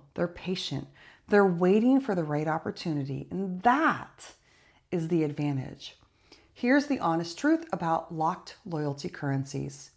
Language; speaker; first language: English; native; English